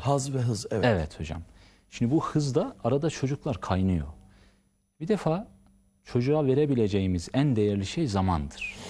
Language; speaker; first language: Turkish; native; Turkish